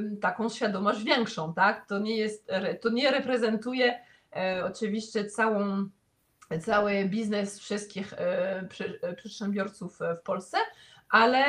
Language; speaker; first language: Polish; non-native, fluent; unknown